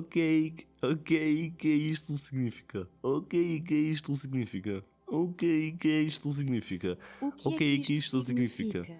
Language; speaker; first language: Portuguese; non-native, learner; German